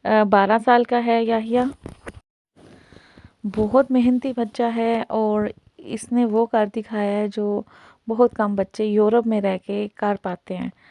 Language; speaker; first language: Hindi; native; Hindi